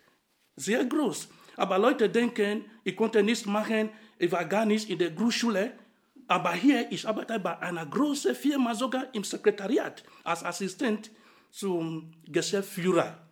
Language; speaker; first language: German; non-native, fluent; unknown